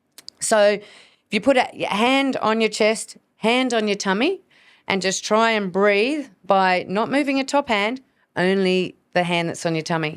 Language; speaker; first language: English; native; English